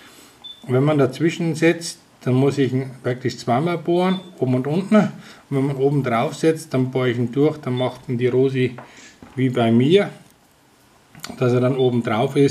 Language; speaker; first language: German; native; German